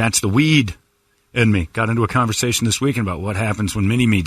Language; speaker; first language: English; native; English